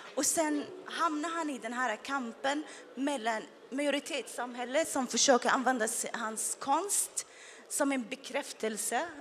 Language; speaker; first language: Swedish; non-native, fluent; Arabic